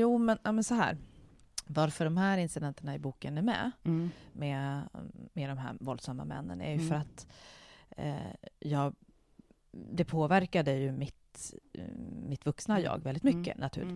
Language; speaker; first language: Swedish; native; Swedish